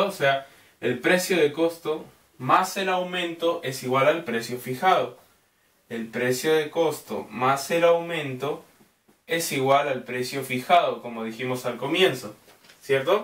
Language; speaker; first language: Spanish; native; Spanish